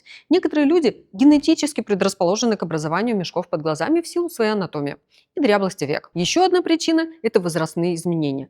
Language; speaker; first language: Russian; native; Russian